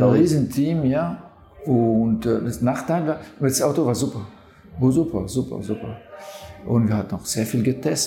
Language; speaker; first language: German; non-native, fluent; French